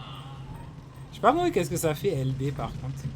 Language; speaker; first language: French; native; French